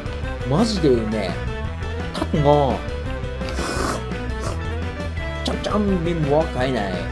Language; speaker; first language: Vietnamese; non-native, learner; Japanese